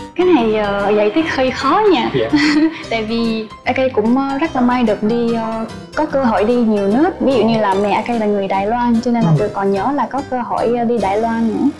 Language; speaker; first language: Vietnamese; non-native, fluent; Japanese